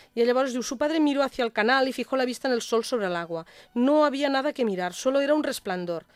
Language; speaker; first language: Spanish; non-native, local second language; Catalan